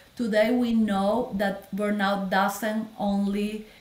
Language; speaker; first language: English; non-native, fluent; Spanish